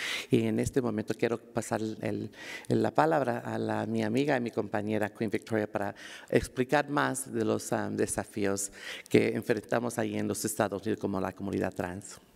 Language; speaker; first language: Spanish; early bilingual, heritage; Spanish